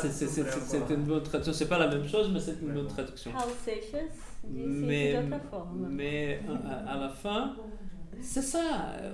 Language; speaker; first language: French; non-native, fluent; Portuguese